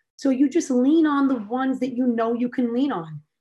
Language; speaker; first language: English; native; English